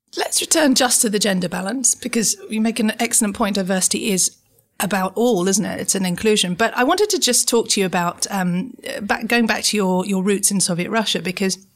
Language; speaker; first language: English; native; English